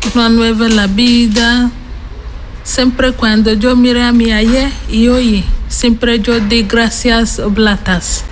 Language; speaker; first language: Spanish; non-native, learner; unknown